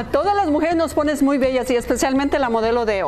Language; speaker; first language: Spanish; native; Spanish